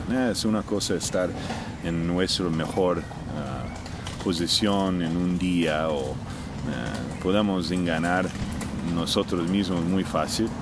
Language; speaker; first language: Spanish; non-native, fluent; English